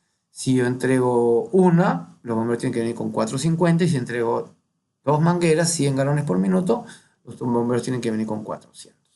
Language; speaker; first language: Spanish; native; Spanish